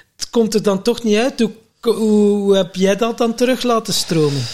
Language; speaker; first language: Dutch; native; Dutch